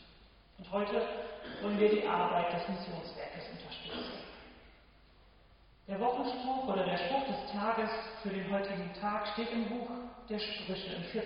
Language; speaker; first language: German; native; German